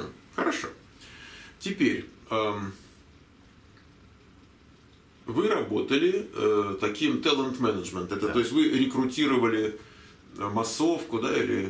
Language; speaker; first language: Russian; native; Russian